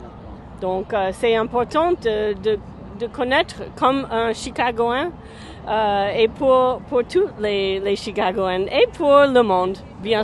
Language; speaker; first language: French; non-native, fluent; English